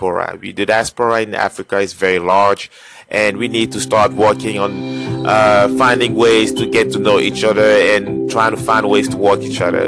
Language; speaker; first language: English; non-native, local second language; French